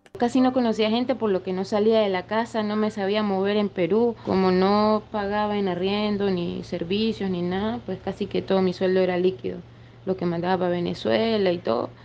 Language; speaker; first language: Spanish; native; Spanish